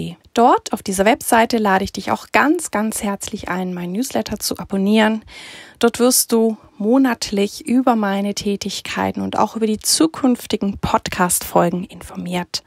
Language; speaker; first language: German; native; German